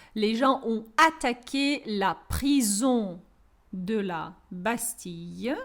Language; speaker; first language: French; non-native, fluent; Ukrainian